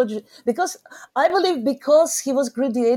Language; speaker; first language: English; non-native, learner; Ukrainian